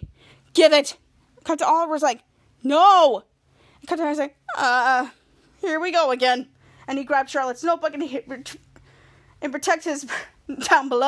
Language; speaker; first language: English; native; English